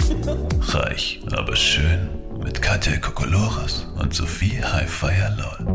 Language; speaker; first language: German; native; German